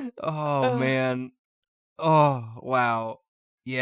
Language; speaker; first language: English; native; English